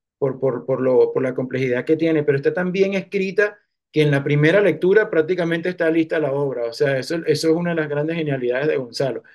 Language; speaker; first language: Spanish; native; Spanish